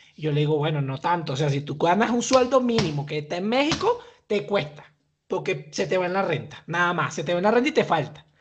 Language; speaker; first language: Spanish; native; Spanish